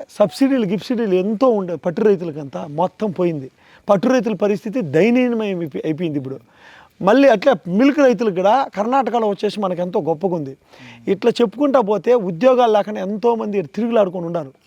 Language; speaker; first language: Telugu; native; Telugu